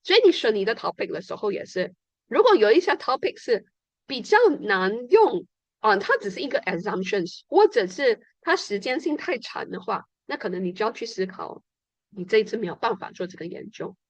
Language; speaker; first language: Chinese; native; Chinese